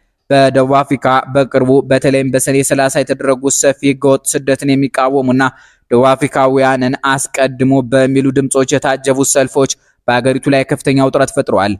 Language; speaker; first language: Amharic; native; Amharic